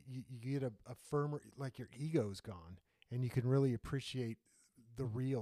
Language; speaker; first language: English; native; English